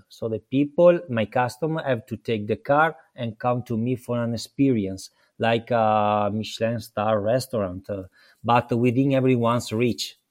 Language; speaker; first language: English; non-native, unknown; Italian